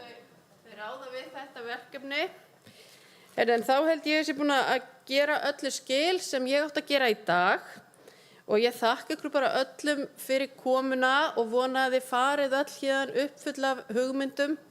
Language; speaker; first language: Icelandic; native; Icelandic